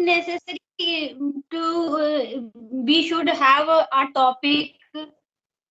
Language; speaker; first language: English; non-native, learner; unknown